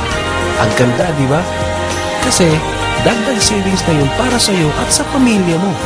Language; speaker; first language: Filipino; native; Filipino